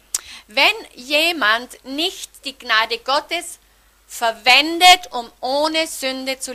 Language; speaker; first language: German; native; German